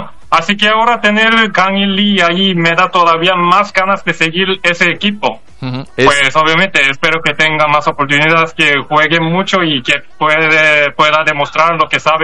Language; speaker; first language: Spanish; non-native, fluent; Korean